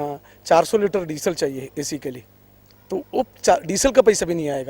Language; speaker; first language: Hindi; non-native, local second language; Malayalam